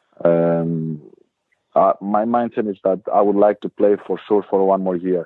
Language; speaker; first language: English; non-native, fluent; Greek